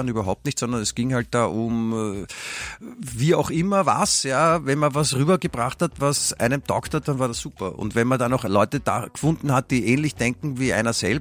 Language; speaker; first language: German; native; German